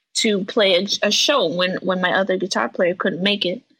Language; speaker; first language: English; native; English